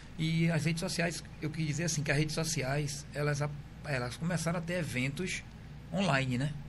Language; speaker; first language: Portuguese; native; Portuguese